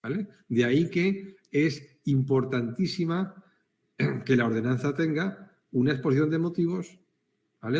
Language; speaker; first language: Spanish; native; Spanish